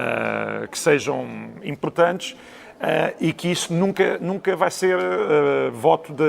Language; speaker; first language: Portuguese; native; Portuguese